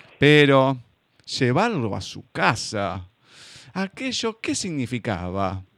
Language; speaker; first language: Spanish; native; Spanish